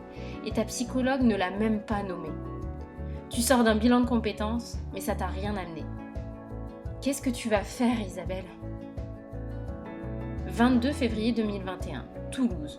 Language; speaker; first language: French; native; French